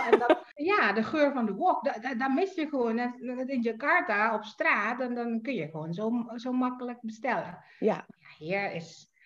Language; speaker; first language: Dutch; non-native, fluent; Indonesian